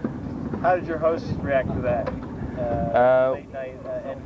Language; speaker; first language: English; native; English